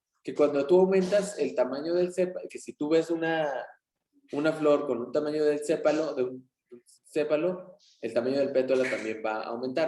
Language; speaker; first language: Spanish; native; Spanish